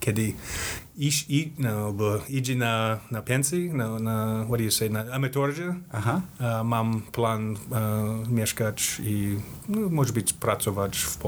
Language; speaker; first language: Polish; non-native, learner; English